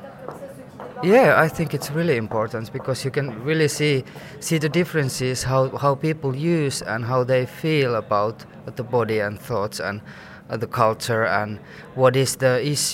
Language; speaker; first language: English; non-native, fluent; Finnish